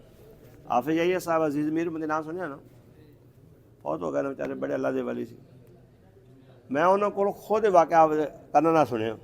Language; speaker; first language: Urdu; non-native, local second language; Punjabi